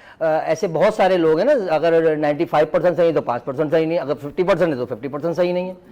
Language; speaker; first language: Urdu; native; Urdu